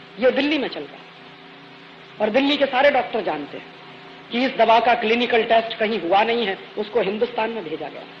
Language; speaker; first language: Hindi; native; Hindi